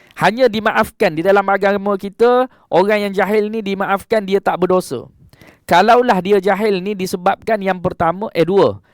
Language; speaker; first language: Malay; native; Malay